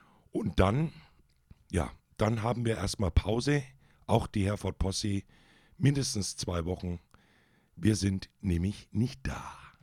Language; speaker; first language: German; native; German